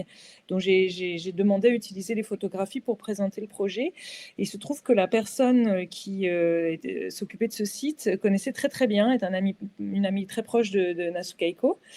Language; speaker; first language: French; native; French